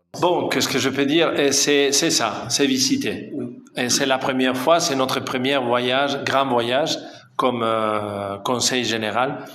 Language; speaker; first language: French; non-native, fluent; Spanish